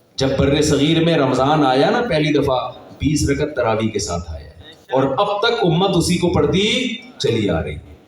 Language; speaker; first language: Urdu; native; Urdu